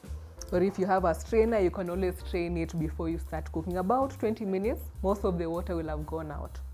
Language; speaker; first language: English; non-native, local second language; Swahili